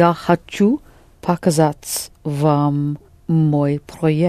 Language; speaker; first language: Russian; non-native, learner; English